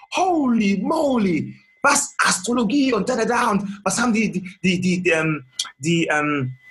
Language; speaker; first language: German; early bilingual, other home language; Akan